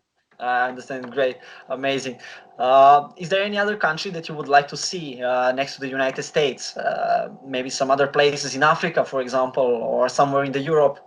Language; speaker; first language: English; non-native, fluent; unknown